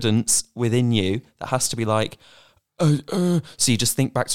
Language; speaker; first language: English; native; English